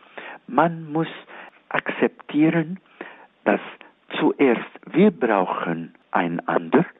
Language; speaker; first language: German; non-native, fluent; Arabic